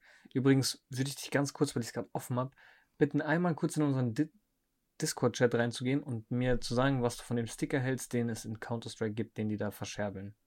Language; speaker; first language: German; native; German